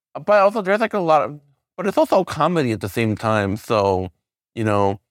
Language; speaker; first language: English; native; English